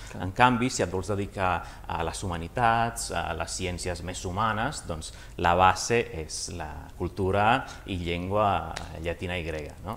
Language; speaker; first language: Catalan; early bilingual, other home language; Romanian